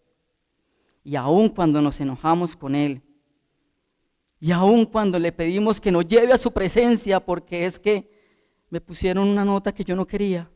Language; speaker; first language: Spanish; native; Spanish